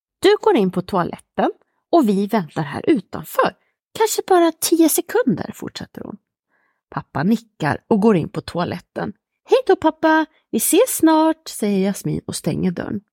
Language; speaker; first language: Swedish; native; Swedish